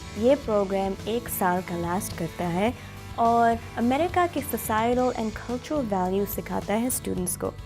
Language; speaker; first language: Urdu; native; Urdu